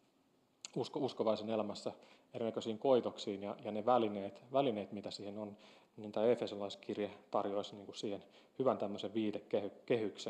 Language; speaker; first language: Finnish; native; Finnish